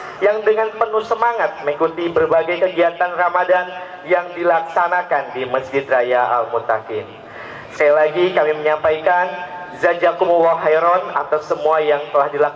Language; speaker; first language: Indonesian; native; Indonesian